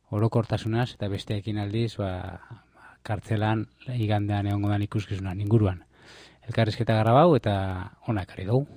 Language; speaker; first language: Basque; native; Basque